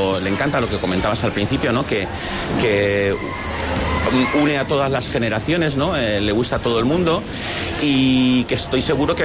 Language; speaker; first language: Spanish; native; Spanish